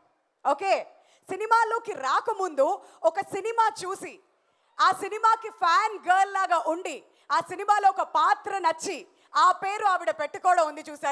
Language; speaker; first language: Telugu; native; Telugu